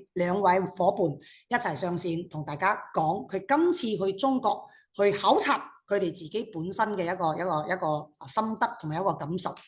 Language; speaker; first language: Cantonese; non-native, local second language; Chinese